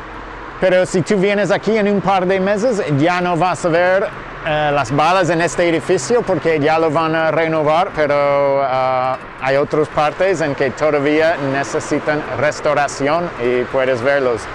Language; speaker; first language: Spanish; non-native, fluent; English